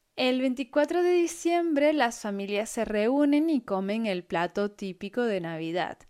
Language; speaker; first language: Spanish; native; Spanish